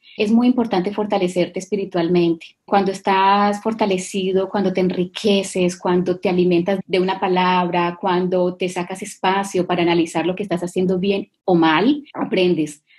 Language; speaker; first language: Spanish; native; Spanish